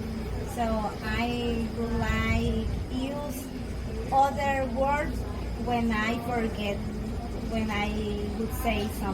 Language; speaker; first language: English; non-native, learner; Spanish